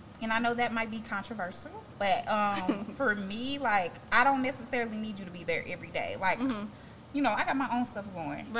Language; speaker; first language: English; native; English